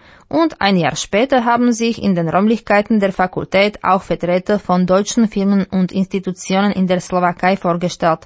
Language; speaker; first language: German; non-native, fluent; Slovak